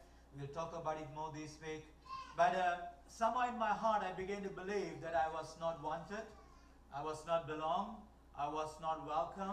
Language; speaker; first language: English; non-native, local second language; Tamil